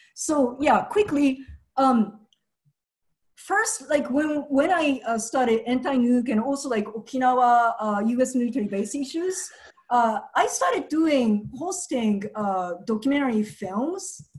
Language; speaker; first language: English; early bilingual, other home language; Japanese